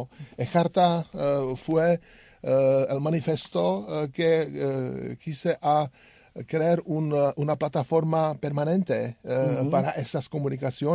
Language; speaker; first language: Spanish; non-native, learner; Czech